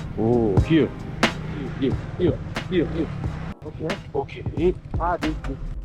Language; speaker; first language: English; non-native, learner; Korean